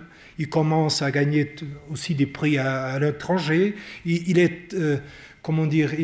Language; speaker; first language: French; non-native, fluent; Portuguese